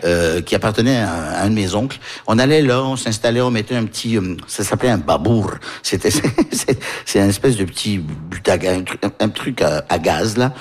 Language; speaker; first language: French; early bilingual, other home language; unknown